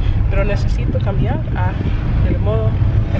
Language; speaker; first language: Spanish; non-native, learner; English